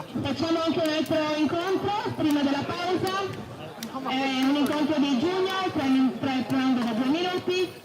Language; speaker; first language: Italian; native; Italian